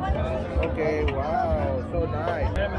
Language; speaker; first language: English; non-native, local second language; Filipino